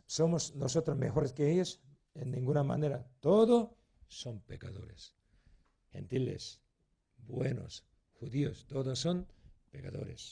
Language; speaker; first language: Spanish; non-native, learner; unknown